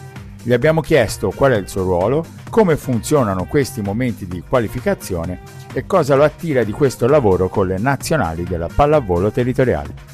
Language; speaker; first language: Italian; native; Italian